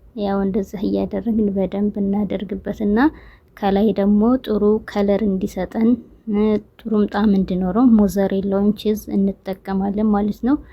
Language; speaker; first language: Amharic; native; Amharic